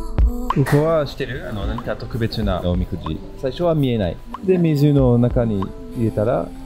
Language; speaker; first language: Japanese; non-native, fluent; French